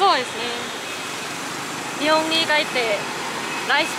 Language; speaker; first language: Japanese; non-native, fluent; Vietnamese